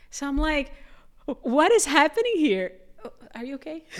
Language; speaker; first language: English; non-native, fluent; Portuguese